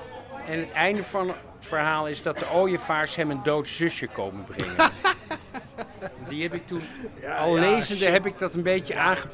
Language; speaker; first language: Dutch; native; Dutch